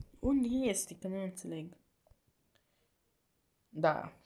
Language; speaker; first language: Romanian; native; Romanian